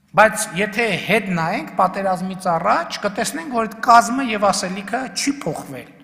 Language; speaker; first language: Armenian; native; Armenian